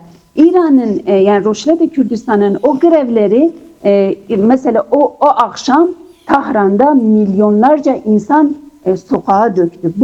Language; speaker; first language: Turkish; non-native, fluent; Kurdish